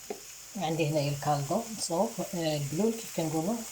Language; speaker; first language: Arabic; native; Arabic